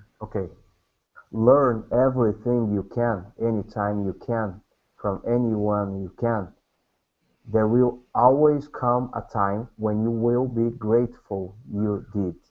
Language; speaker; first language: English; non-native, learner; Portuguese